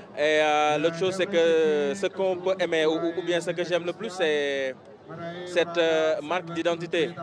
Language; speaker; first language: French; non-native, local second language; Wolof